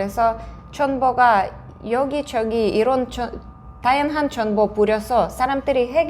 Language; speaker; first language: Korean; non-native, fluent; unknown